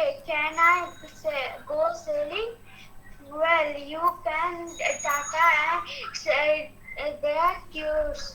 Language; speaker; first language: English; non-native, learner; Bangla